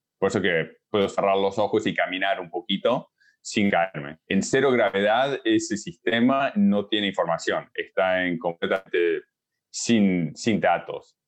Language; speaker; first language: Spanish; early bilingual, heritage; Spanish